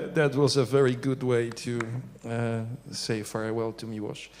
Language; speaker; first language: English; non-native, fluent; Polish